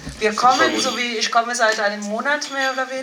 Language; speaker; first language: German; non-native, fluent; Galician